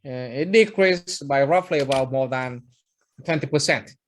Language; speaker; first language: English; non-native, fluent; Vietnamese